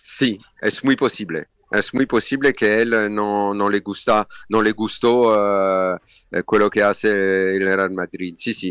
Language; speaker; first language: Spanish; non-native, learner; French